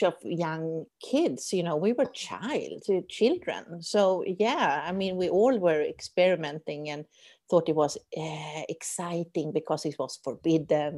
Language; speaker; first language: English; non-native, fluent; Swedish